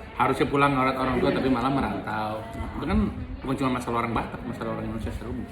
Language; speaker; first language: Indonesian; native; Indonesian